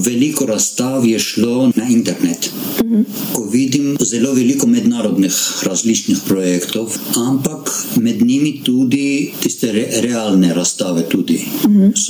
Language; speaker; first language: Slovenian; non-native, learner; Armenian